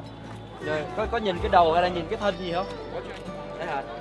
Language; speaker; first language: Vietnamese; early bilingual, heritage; Vietnamese